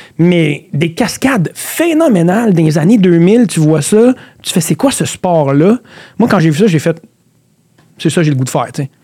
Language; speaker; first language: French; early bilingual, other home language; Arabic